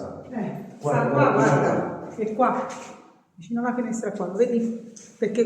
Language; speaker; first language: Italian; native; Italian